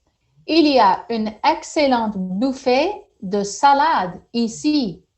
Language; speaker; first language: French; non-native, fluent; English